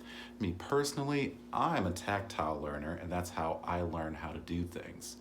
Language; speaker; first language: English; native; English